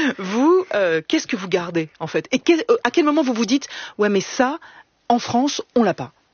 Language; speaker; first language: French; native; French